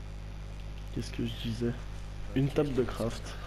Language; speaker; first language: French; native; French